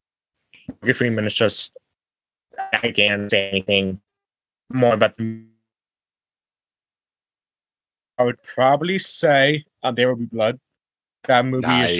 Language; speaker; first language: English; native; English